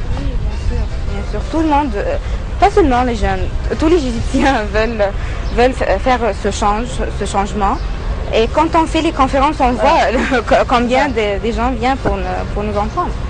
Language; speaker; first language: French; non-native, fluent; Arabic